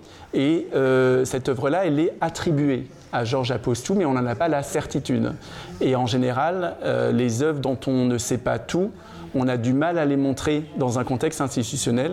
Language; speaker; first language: French; native; French